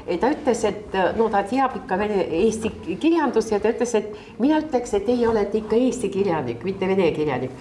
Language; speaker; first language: Estonian; non-native, local second language; Russian